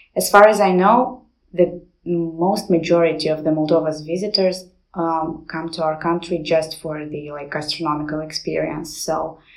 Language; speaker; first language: English; non-native, fluent; Romanian